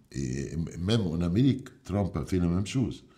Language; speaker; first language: French; non-native, fluent; Arabic